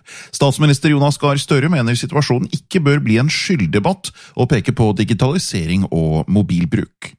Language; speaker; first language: Norwegian; native; Norwegian